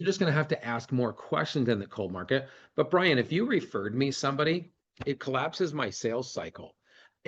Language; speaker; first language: English; native; English